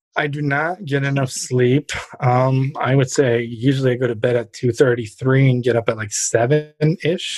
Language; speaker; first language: English; early bilingual, other home language; Ukrainian